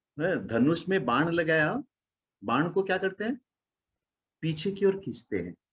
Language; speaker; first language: Hindi; non-native, local second language; Odia